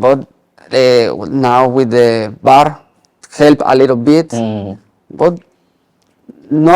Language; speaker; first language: English; non-native, learner; Spanish